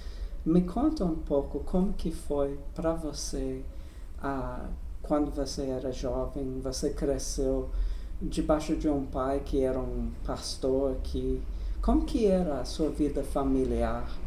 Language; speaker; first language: Portuguese; non-native, fluent; English